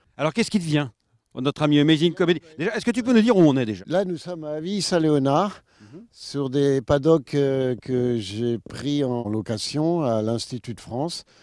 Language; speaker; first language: French; native; French